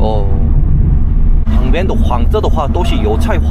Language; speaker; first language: Chinese; non-native, fluent; Korean